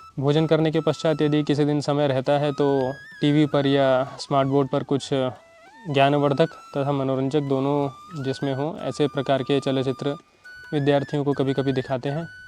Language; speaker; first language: Hindi; native; Hindi